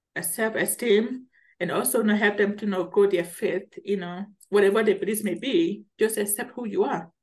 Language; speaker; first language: English; early bilingual, other home language; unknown